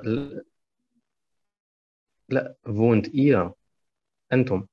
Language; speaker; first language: German; non-native, fluent; Arabic